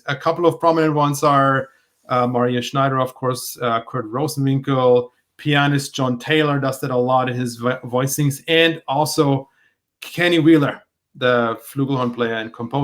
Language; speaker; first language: English; non-native, fluent; German